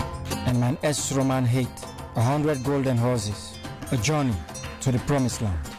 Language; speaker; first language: Dutch; non-native, fluent; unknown